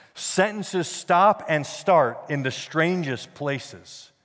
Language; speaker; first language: English; native; English